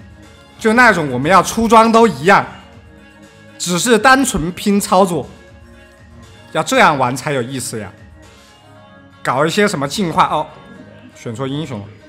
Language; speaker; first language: Chinese; native; Chinese